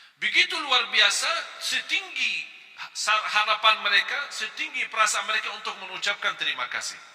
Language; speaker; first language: Malay; non-native, fluent; Arabic